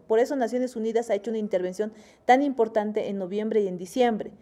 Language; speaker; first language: Spanish; native; Spanish